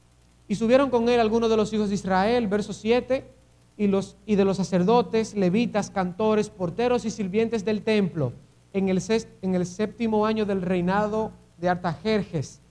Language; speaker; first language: Spanish; native; Spanish